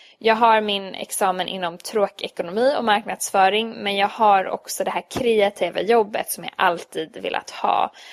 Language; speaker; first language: Swedish; early bilingual, other home language; Hungarian